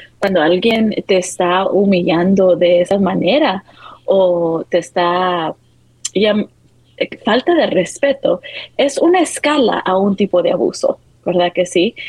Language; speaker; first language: Spanish; early bilingual, heritage; Spanish